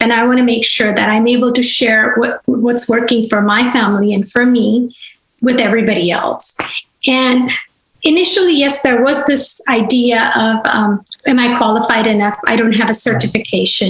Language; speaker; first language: English; non-native, local second language; Gujarati